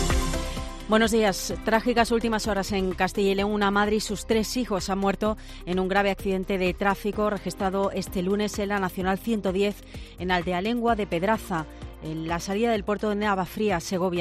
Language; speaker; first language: Spanish; native; Spanish